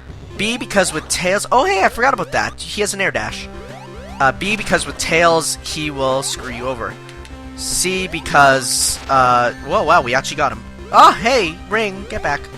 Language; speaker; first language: English; native; English